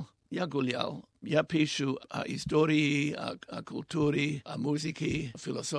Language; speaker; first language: Russian; non-native, learner; English